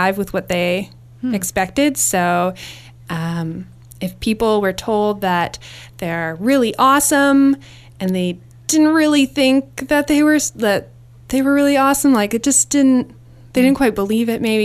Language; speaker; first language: English; native; English